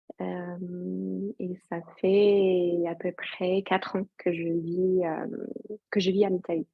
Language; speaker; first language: French; non-native, fluent; English